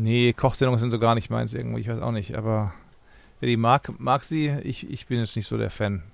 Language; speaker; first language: German; native; German